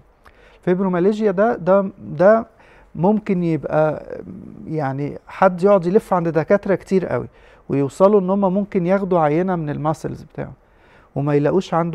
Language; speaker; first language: Arabic; native; Arabic